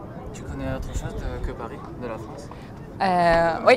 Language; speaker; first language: French; native; French